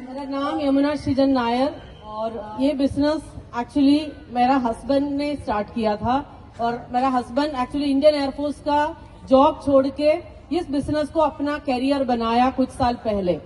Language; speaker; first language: Hindi; non-native, local second language; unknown